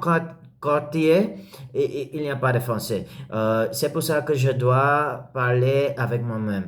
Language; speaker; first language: French; non-native, learner; English